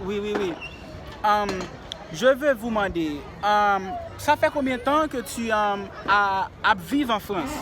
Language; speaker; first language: French; non-native, learner; Haitian Creole